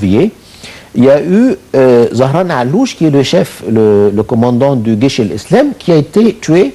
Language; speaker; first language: French; non-native, fluent; Arabic